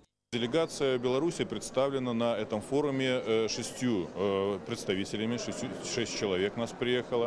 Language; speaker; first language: Russian; native; Russian